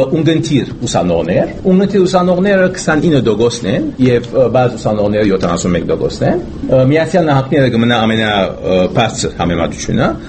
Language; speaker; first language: Armenian; early bilingual, heritage; Armenian